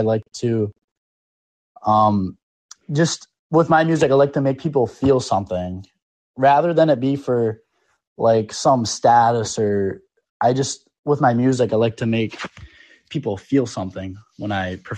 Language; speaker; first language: English; native; English